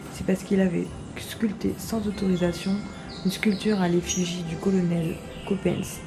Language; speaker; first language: French; native; French